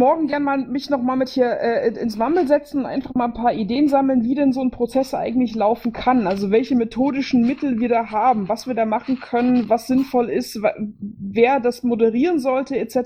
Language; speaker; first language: German; native; German